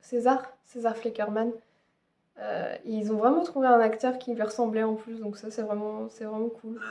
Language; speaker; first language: French; native; French